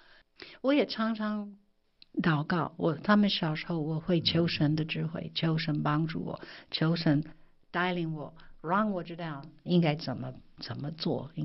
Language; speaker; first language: Chinese; non-native, fluent; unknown